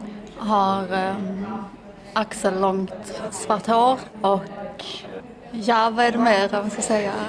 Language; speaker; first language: Swedish; early bilingual, other home language; Persian